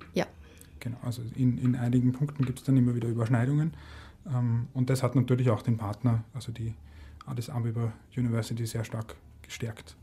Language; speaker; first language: German; native; German